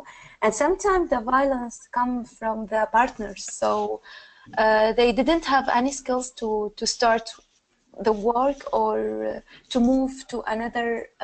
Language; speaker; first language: English; non-native, learner; Arabic